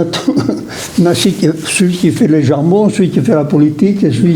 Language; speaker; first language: French; non-native, local second language; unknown